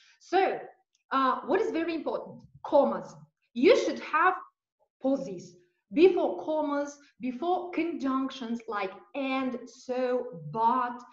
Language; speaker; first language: English; non-native, fluent; Russian